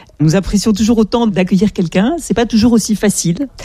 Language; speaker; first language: French; native; French